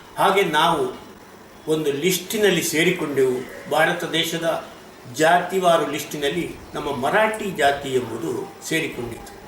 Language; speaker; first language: Kannada; non-native, local second language; Marathi